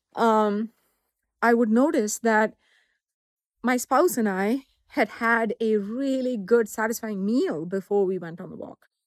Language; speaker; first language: English; non-native, local second language; Tamil